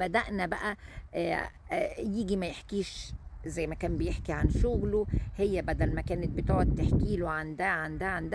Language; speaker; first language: Arabic; native; Arabic